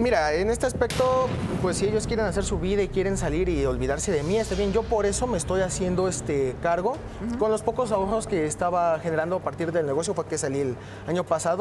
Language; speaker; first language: Spanish; native; Spanish